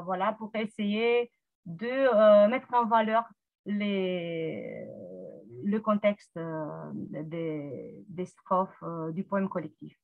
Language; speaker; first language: French; non-native, fluent; Romanian